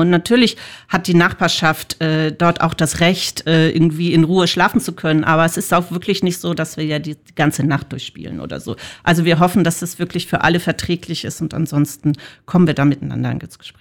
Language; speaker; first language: German; native; German